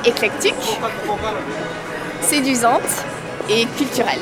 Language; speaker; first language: French; native; French